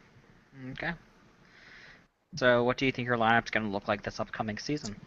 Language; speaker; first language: English; native; English